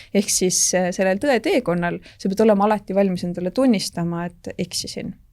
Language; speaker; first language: Estonian; native; Estonian